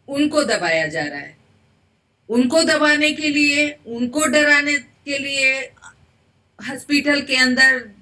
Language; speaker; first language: Hindi; native; Hindi